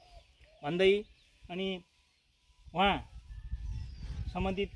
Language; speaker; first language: Nepali; native; Nepali